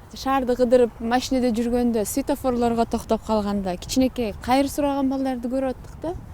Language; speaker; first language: Kyrgyz; native; Kyrgyz